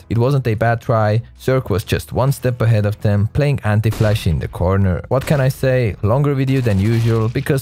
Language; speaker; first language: English; non-native, fluent; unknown